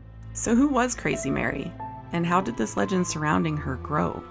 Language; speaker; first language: English; native; English